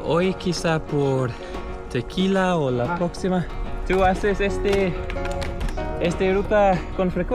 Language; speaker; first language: Spanish; non-native, learner; English